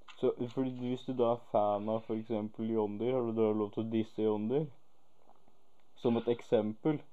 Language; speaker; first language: Norwegian; native; Norwegian